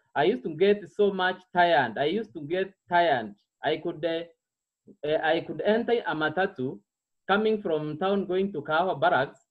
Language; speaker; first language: English; non-native, local second language; Meru